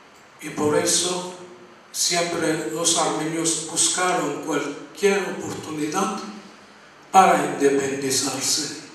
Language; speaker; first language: Spanish; non-native, fluent; Armenian